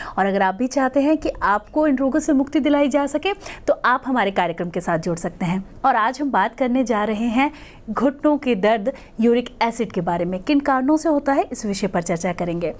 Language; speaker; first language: Hindi; native; Hindi